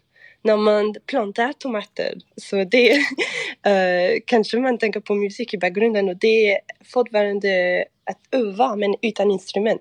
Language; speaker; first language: Swedish; non-native, fluent; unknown